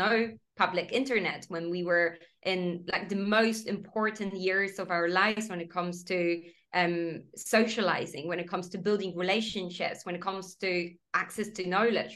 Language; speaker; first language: English; non-native, fluent; Polish